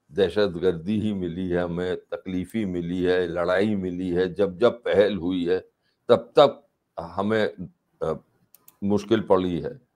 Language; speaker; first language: Hindi; native; Hindi